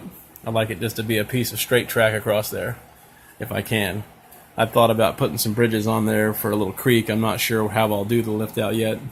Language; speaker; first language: English; native; English